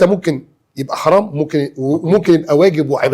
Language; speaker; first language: Arabic; native; Arabic